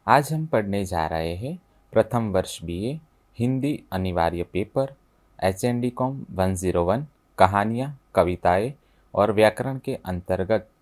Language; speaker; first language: Hindi; non-native, local second language; Gujarati